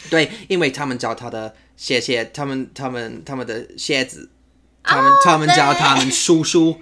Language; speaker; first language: Chinese; non-native, learner; English